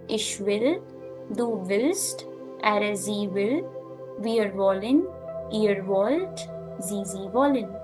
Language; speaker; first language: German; non-native, learner; Hindi